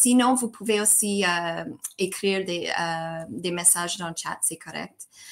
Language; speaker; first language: French; non-native, fluent; English